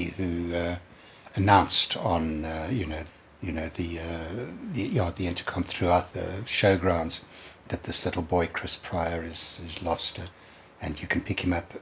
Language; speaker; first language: English; native; English